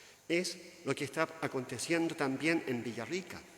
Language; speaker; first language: Spanish; native; Spanish